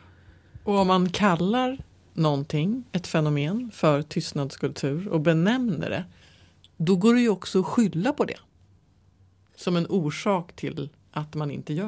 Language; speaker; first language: Swedish; native; Swedish